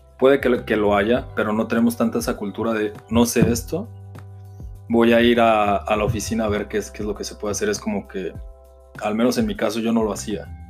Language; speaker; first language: Spanish; native; Spanish